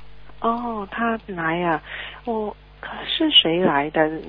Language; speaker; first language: Chinese; early bilingual, heritage; Chinese